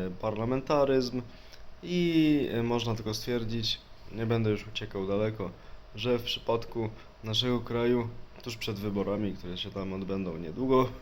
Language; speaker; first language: Polish; native; Polish